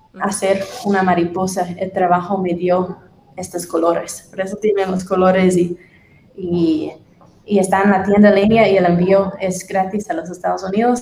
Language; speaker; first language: Spanish; non-native, fluent; English